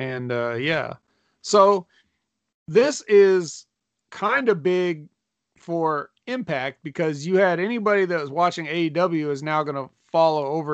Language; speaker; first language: English; native; English